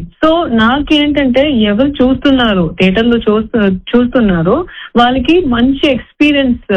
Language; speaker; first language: Telugu; non-native, fluent; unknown